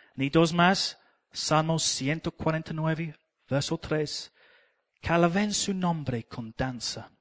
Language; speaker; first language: Spanish; non-native, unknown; English